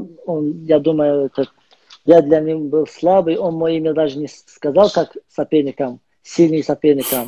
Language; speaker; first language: Russian; non-native, learner; Azerbaijani